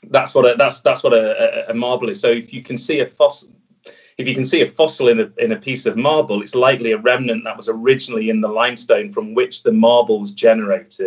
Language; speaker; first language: English; native; English